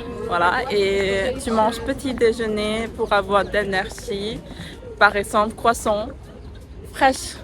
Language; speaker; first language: French; non-native, learner; Thai